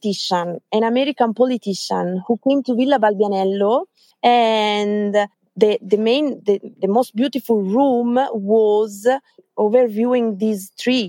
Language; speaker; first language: English; non-native, fluent; Italian